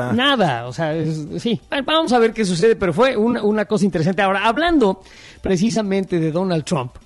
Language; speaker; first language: Spanish; native; Spanish